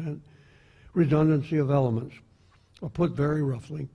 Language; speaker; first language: English; native; English